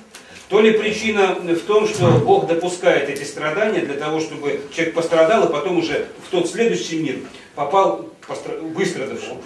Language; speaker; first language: Russian; native; Russian